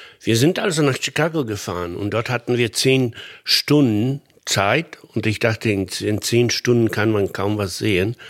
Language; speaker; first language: German; non-native, fluent; Polish